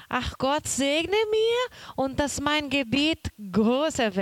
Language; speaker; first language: German; non-native, learner; Portuguese